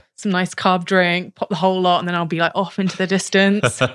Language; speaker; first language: English; native; English